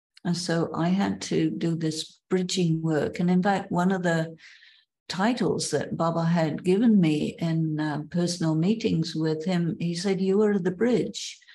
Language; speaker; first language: English; native; English